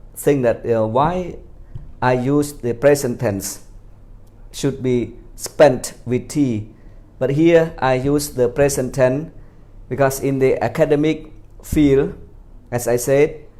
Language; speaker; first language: English; non-native, fluent; Khmer